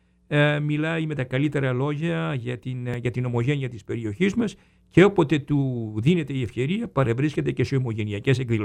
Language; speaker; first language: Greek; native; Greek